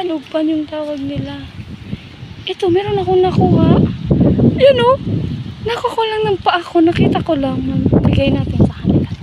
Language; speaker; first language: Filipino; non-native, local second language; Bikol